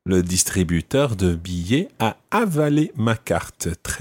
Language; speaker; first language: French; non-native, fluent; English